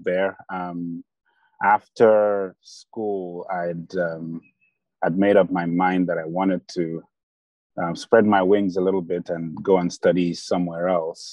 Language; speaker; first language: English; non-native, local second language; Bemba